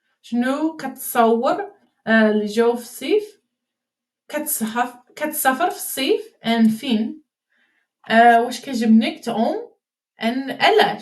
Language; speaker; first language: Arabic; non-native, learner; English